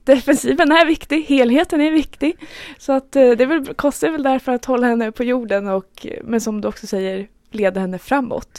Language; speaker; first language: Swedish; native; Swedish